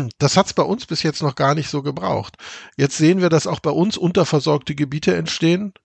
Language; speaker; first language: German; native; German